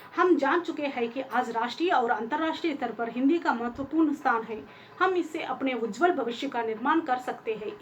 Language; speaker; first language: Hindi; non-native, local second language; Telugu